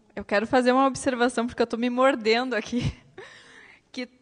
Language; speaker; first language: Portuguese; native; Portuguese